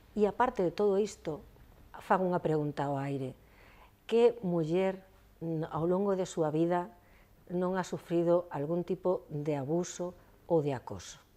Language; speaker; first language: Galician; non-native, local second language; Spanish